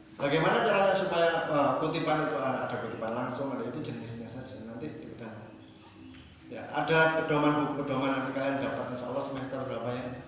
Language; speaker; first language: Indonesian; native; Indonesian